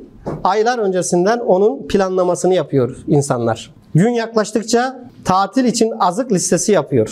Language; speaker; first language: Turkish; native; Turkish